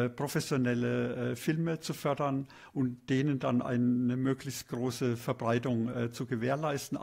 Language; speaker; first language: German; native; German